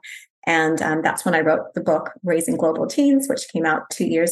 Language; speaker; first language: English; native; English